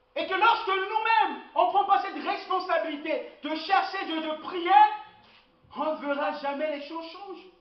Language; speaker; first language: French; non-native, local second language; Lingala